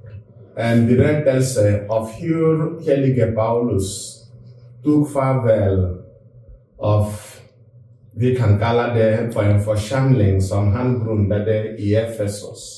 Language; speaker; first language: Swedish; non-native, fluent; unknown